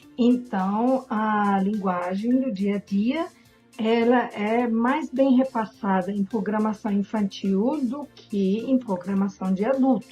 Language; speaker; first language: Portuguese; non-native, fluent; German